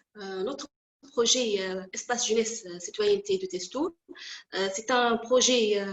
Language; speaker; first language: French; non-native, local second language; Arabic